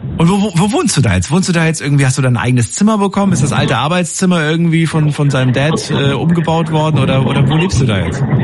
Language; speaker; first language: German; native; German